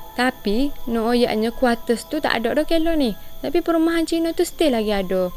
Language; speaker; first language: Malay; native; Malay